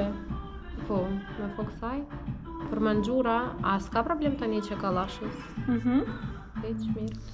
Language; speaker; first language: Albanian; non-native, learner; Russian